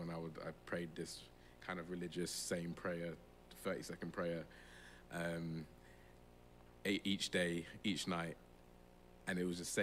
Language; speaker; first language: English; native; English